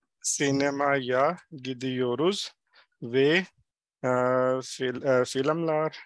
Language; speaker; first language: Turkish; non-native, learner; Urdu